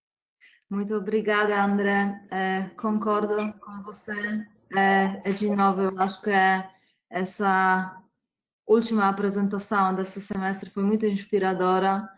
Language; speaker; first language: Portuguese; non-native, fluent; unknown